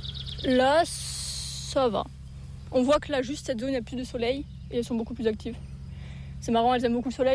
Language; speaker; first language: French; native; French